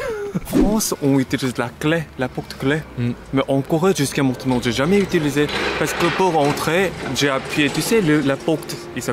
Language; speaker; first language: French; non-native, learner; Korean